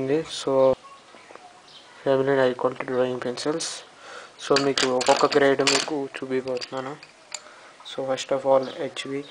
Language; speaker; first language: English; non-native, learner; Telugu